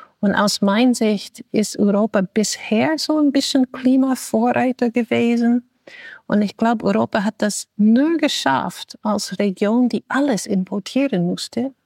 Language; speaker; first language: German; non-native, fluent; English